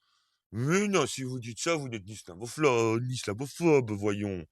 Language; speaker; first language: French; native; French